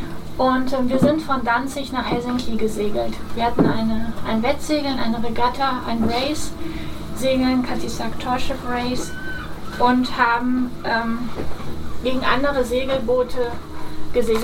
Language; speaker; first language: German; native; German